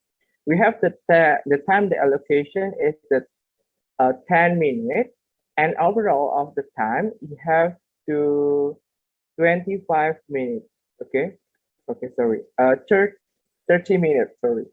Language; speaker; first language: English; non-native, learner; Indonesian